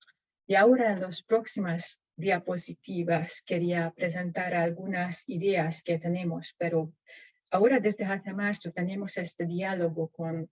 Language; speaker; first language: Spanish; non-native, fluent; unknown